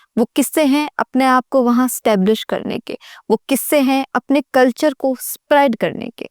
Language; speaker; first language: Hindi; native; Hindi